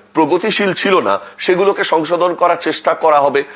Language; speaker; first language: Bangla; native; Bangla